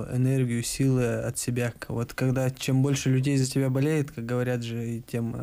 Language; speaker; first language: Russian; native; Russian